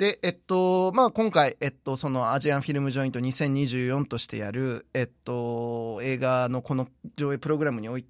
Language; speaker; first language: Japanese; native; Japanese